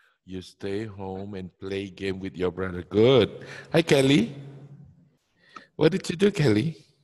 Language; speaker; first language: English; non-native, fluent; Indonesian